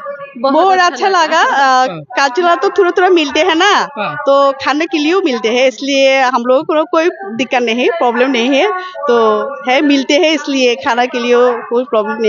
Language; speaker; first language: Hindi; non-native, learner; Bangla